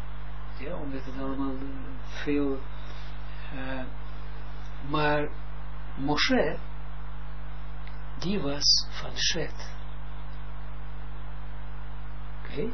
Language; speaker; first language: Dutch; non-native, fluent; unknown